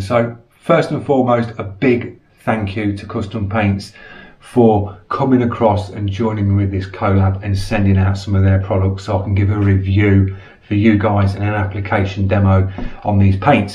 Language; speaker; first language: English; native; English